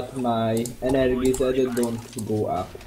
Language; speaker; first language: English; non-native, learner; Hungarian